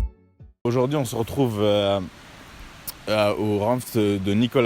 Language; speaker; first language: French; native; French